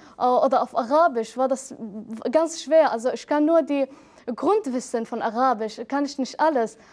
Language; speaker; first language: German; non-native, fluent; Arabic